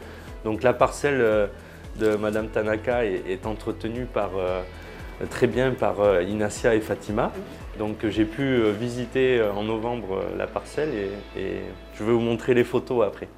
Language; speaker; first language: French; native; French